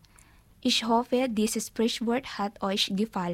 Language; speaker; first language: German; non-native, learner; Filipino